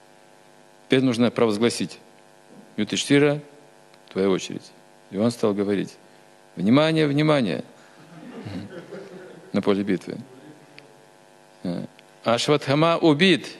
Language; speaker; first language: Russian; native; Russian